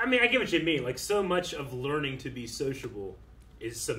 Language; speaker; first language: English; native; English